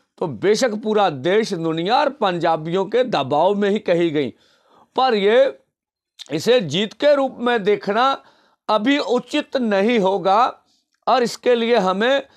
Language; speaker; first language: Hindi; non-native, local second language; Punjabi